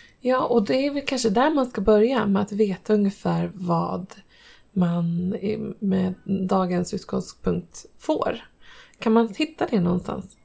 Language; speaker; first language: Swedish; native; Swedish